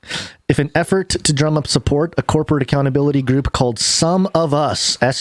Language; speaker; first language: English; native; English